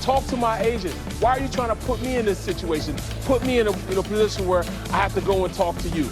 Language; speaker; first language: English; native; English